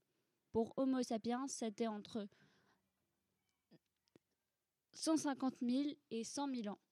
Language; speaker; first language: French; native; French